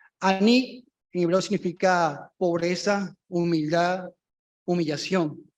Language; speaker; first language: Spanish; native; Spanish